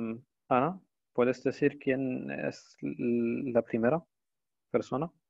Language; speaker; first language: Spanish; non-native, fluent; Arabic